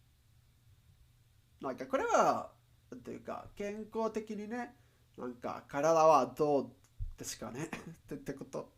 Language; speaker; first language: Japanese; non-native, learner; Spanish